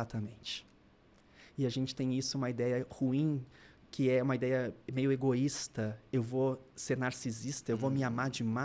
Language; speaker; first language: Portuguese; native; Portuguese